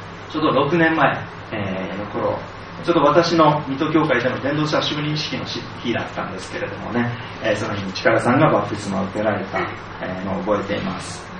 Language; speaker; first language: Japanese; native; Japanese